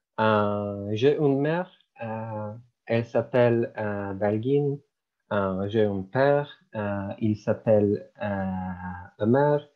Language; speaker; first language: French; non-native, learner; Turkish